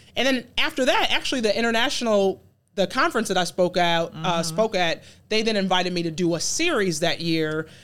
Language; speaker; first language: English; early bilingual, other home language; Akan